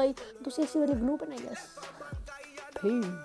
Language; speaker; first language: Swedish; native; Swedish